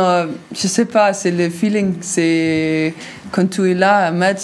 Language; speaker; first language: French; non-native, learner; Danish